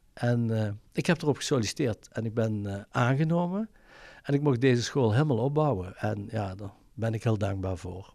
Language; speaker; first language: Dutch; native; Dutch